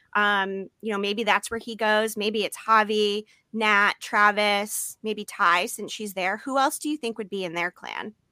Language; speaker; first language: English; native; English